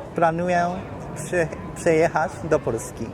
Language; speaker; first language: Polish; non-native, learner; Japanese